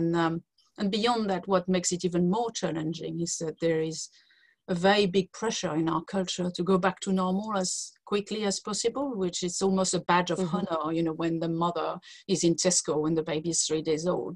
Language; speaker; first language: English; non-native, fluent; French